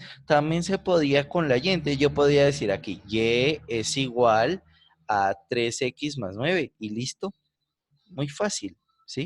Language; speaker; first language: Spanish; native; Spanish